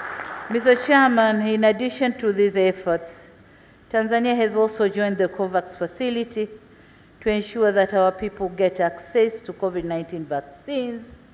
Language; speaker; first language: English; non-native, local second language; Swahili